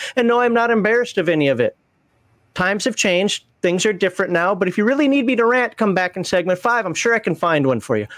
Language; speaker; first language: English; native; English